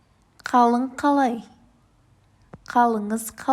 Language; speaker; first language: Kazakh; non-native, learner; Korean